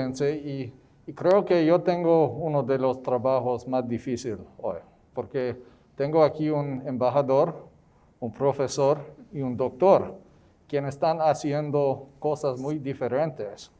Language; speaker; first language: Spanish; non-native, fluent; English